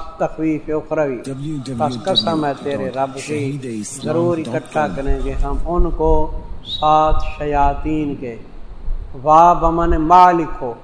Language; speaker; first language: Urdu; non-native, local second language; Saraiki